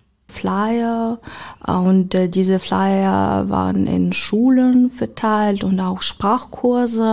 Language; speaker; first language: German; non-native, learner; Ukrainian